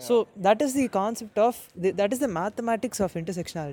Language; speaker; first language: English; non-native, local second language; Tamil